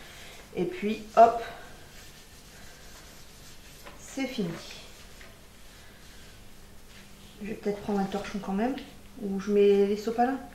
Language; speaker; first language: French; native; French